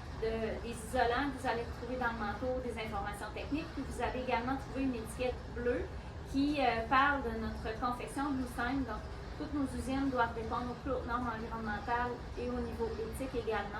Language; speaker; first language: French; native; French